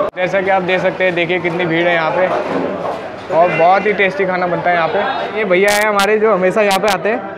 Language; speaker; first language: Hindi; native; Hindi